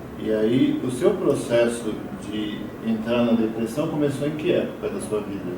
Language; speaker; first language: Portuguese; native; Portuguese